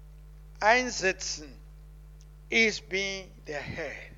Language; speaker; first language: German; non-native, learner; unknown